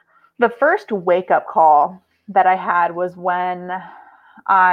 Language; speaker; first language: English; native; English